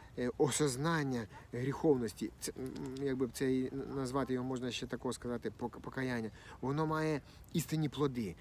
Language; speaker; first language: Ukrainian; non-native, local second language; Russian